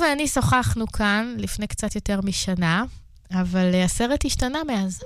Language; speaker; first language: Hebrew; native; Hebrew